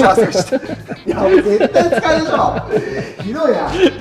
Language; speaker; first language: Japanese; native; Japanese